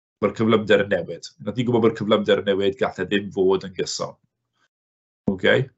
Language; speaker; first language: Welsh; native; Welsh